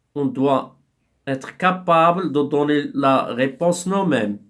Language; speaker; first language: French; non-native, local second language; Arabic